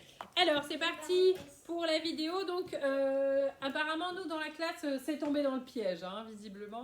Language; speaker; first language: French; native; French